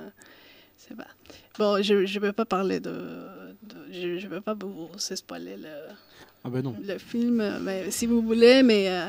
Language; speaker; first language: French; non-native, fluent; Spanish